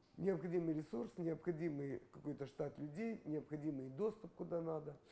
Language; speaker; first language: Russian; native; Russian